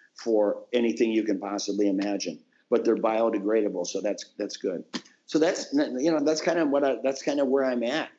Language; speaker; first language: English; native; English